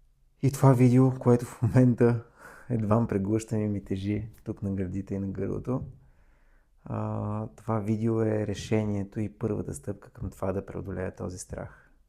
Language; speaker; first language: Bulgarian; native; Bulgarian